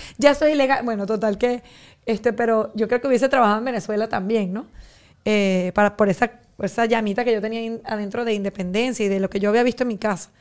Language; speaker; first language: Spanish; native; Spanish